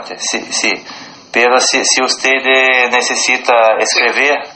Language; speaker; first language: Spanish; non-native, learner; Portuguese